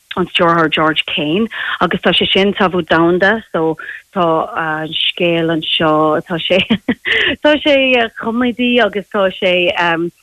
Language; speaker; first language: Irish; non-native, local second language; English